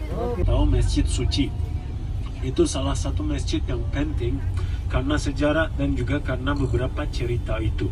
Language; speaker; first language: Indonesian; non-native, fluent; Turkish